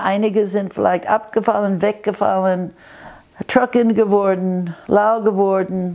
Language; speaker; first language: German; non-native, fluent; English